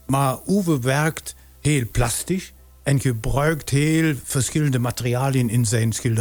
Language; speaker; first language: Dutch; non-native, fluent; German